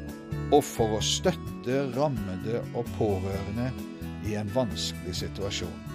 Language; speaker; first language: Norwegian; native; Norwegian